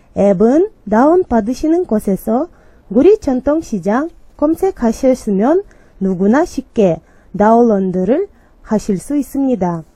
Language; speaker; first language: Korean; non-native, learner; Kyrgyz